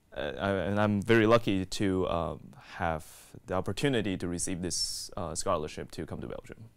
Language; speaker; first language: English; native; English